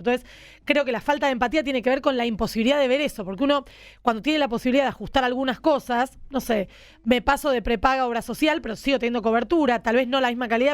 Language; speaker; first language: Spanish; native; Spanish